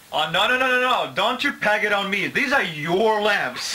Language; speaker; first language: English; non-native, fluent; Russian